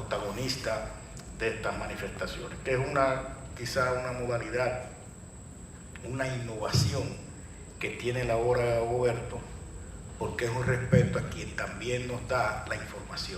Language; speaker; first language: Spanish; native; Spanish